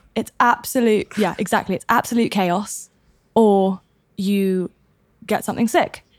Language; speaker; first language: English; native; English